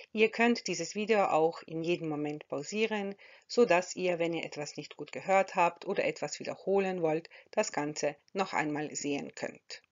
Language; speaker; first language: German; non-native, fluent; Croatian